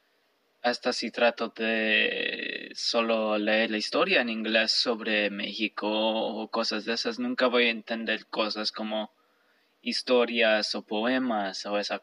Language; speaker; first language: Spanish; early bilingual, heritage; Spanish